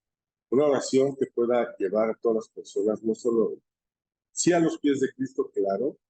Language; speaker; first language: Spanish; native; Spanish